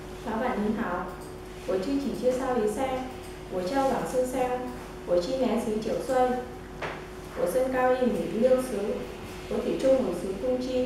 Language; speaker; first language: Chinese; non-native, learner; Vietnamese